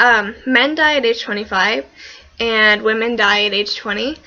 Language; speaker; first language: English; native; English